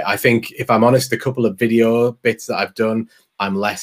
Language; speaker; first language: English; native; English